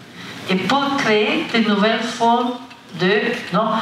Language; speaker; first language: French; non-native, fluent; Italian